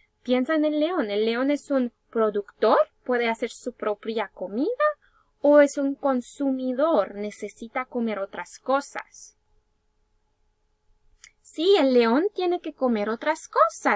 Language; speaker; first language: Spanish; early bilingual, heritage; Spanish